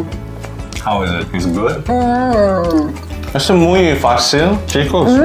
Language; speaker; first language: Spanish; non-native, learner; Korean